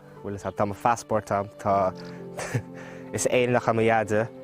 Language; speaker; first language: Irish; early bilingual, other home language; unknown